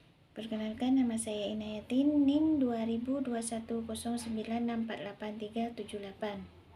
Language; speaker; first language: Indonesian; native; Indonesian